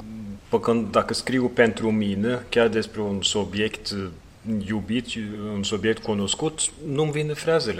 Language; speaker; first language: Romanian; non-native, fluent; Norwegian